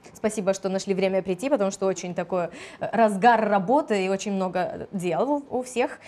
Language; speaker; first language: Russian; non-native, local second language; Romanian